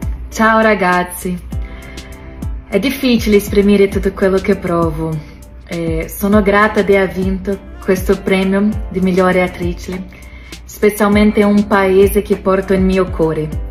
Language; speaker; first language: Italian; non-native, fluent; Portuguese